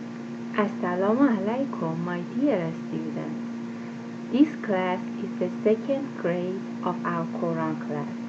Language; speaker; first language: English; non-native, fluent; Persian